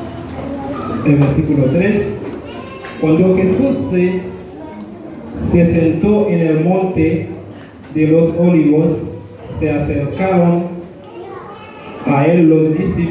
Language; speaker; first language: Spanish; non-native, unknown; Haitian Creole